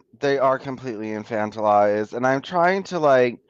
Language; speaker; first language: English; native; English